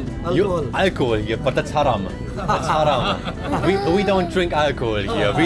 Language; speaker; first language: English; non-native, learner; German